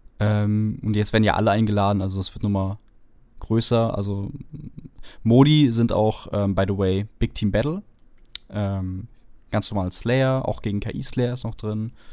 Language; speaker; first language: German; native; German